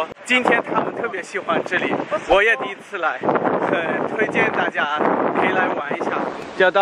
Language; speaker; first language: Chinese; non-native, fluent; German